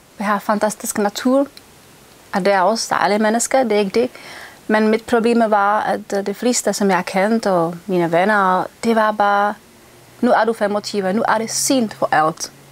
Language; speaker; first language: Danish; non-native, fluent; Czech